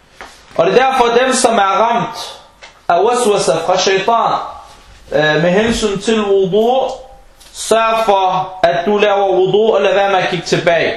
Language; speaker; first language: Danish; early bilingual, other home language; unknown